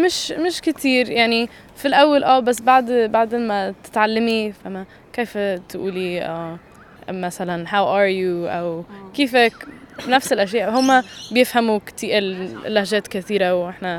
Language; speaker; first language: Arabic; early bilingual, heritage; Arabic